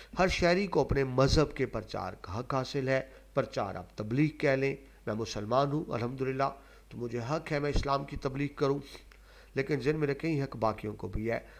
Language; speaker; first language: Urdu; non-native, local second language; Punjabi